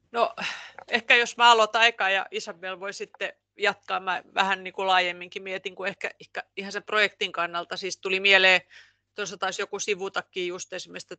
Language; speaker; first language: Finnish; native; Finnish